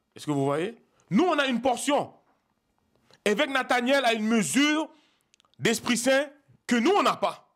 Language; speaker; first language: French; native; French